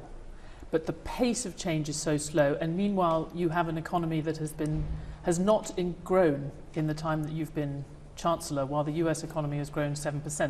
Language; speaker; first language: English; native; English